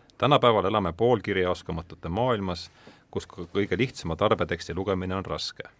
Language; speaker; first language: Estonian; native; Estonian